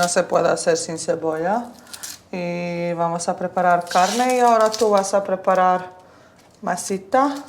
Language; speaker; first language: Spanish; early bilingual, heritage; Bosnian